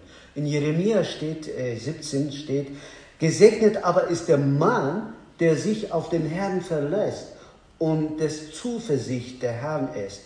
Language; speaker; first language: German; non-native, learner; Azerbaijani